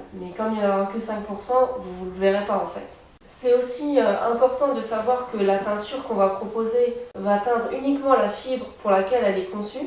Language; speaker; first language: French; native; French